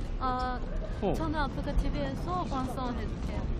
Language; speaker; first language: Korean; non-native, learner; Japanese